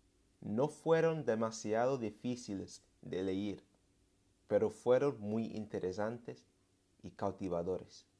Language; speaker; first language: Spanish; non-native, fluent; English